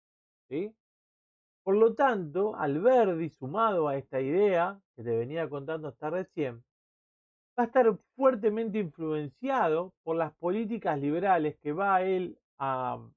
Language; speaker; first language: Spanish; native; Spanish